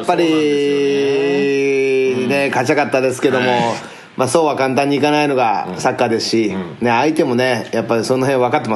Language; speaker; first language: Japanese; native; Japanese